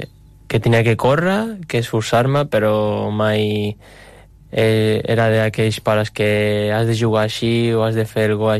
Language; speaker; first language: Catalan; non-native, local second language; Spanish